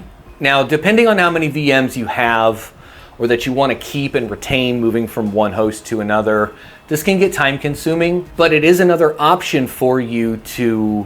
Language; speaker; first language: English; native; English